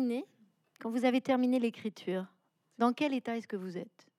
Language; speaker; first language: French; native; French